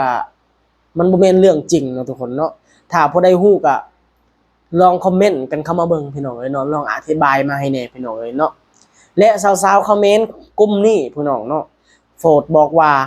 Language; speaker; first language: Thai; non-native, local second language; Lao